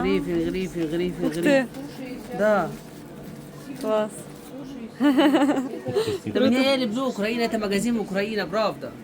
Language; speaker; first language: Russian; non-native, learner; Arabic